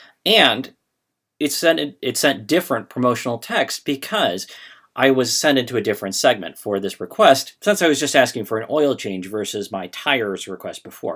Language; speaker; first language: English; native; English